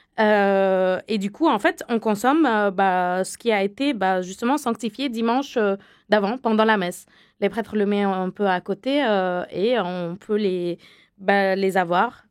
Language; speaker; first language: French; non-native, fluent; Arabic